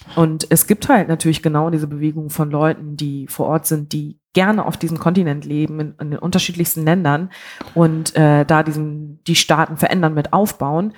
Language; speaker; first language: German; early bilingual, other home language; Bambara